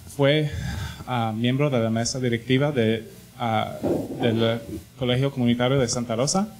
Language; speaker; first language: Spanish; early bilingual, heritage; Spanish